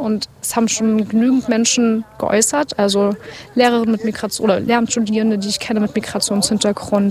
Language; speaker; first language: German; native; German